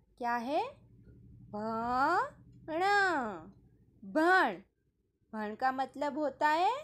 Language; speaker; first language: Hindi; non-native, local second language; Gujarati